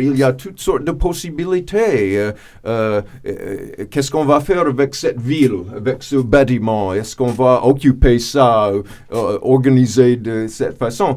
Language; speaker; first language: French; non-native, fluent; English